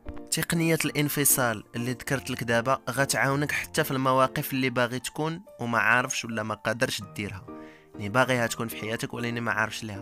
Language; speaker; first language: Arabic; native; Arabic